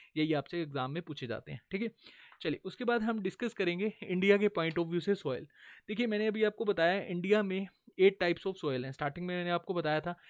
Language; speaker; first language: Hindi; native; Hindi